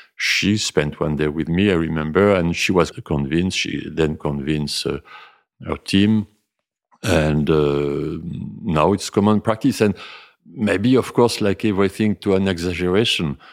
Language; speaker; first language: English; non-native, fluent; French